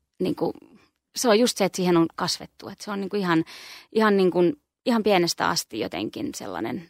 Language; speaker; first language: Finnish; native; Finnish